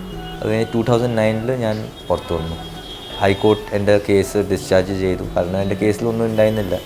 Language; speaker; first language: Malayalam; early bilingual, heritage; Malayalam